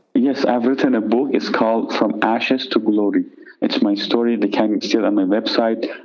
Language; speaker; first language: English; non-native, fluent; Persian